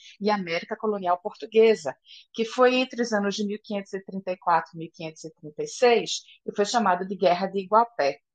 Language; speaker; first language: Portuguese; native; Portuguese